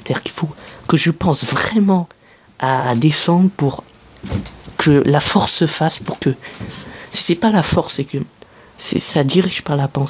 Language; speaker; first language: French; native; French